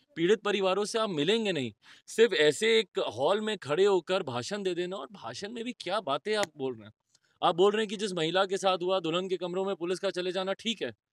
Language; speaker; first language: Hindi; native; Hindi